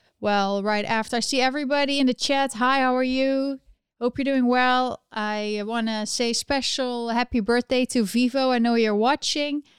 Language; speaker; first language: English; non-native, fluent; Dutch